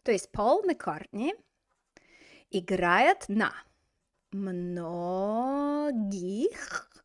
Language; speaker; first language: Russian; non-native, fluent; English